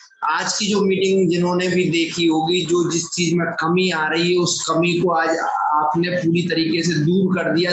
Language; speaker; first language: Hindi; native; Hindi